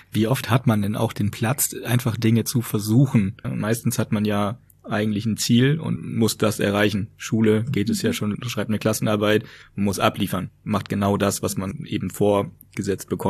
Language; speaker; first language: German; native; German